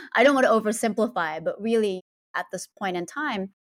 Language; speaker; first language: English; non-native, fluent; Indonesian